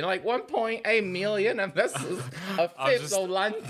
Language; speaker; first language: English; non-native, fluent; Chinese